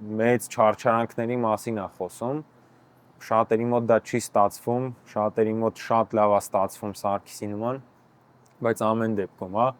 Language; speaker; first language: Armenian; native; Armenian